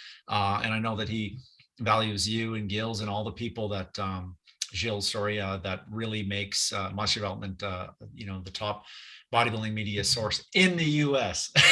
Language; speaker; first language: English; native; English